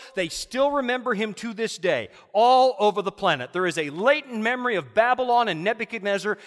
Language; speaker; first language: English; native; English